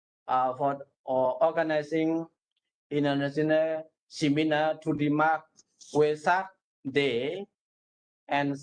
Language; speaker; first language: English; non-native, learner; Burmese